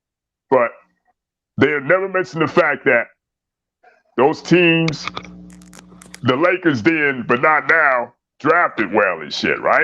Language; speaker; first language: English; native; English